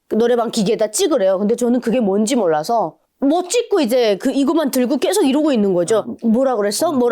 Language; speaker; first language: Korean; native; Korean